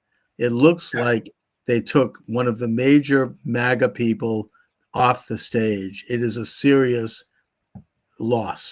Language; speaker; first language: English; native; English